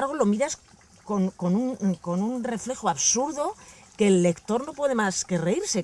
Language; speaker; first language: Spanish; native; Spanish